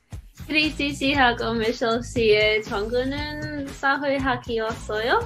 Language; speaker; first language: Korean; non-native, learner; English